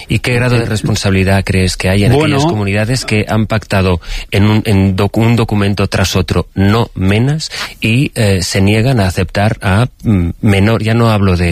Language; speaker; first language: Spanish; native; Spanish